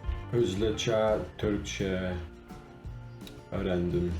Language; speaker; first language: Turkish; non-native, learner; English